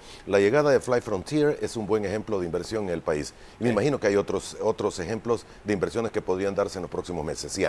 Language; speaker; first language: Spanish; native; Spanish